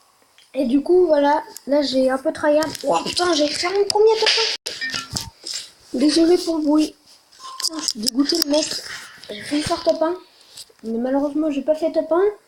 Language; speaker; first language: French; native; French